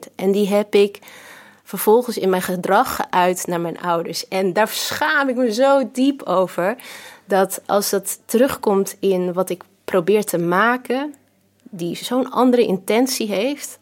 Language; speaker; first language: Dutch; early bilingual, other home language; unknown